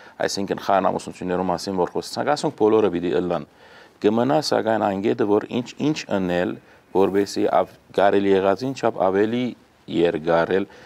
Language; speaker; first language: Armenian; early bilingual, heritage; Armenian